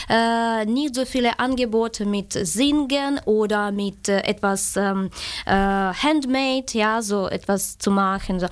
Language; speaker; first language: German; non-native, fluent; Ukrainian